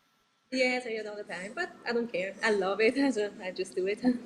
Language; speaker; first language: English; non-native, learner; Italian